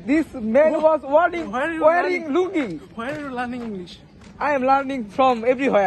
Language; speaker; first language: English; non-native, local second language; Bangla